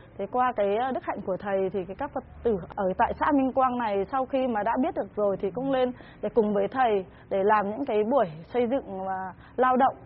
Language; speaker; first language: Vietnamese; native; Vietnamese